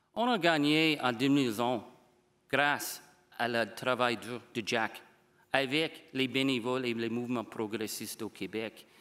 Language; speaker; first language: French; non-native, fluent; English